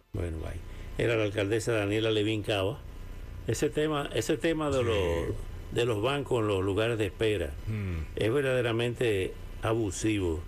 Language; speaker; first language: Spanish; native; Spanish